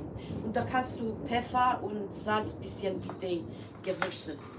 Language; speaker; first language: German; non-native, learner; Kurdish